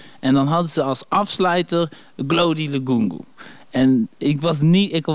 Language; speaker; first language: Dutch; early bilingual, other home language; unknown